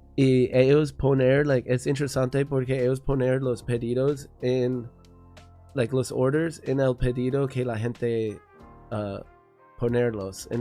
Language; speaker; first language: Spanish; non-native, learner; English